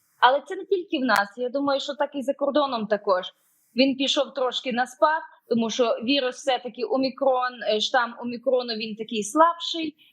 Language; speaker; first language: Ukrainian; native; Ukrainian